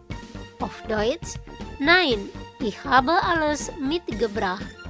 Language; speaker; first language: German; non-native, fluent; Indonesian